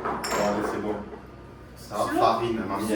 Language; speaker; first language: French; early bilingual, other home language; Armenian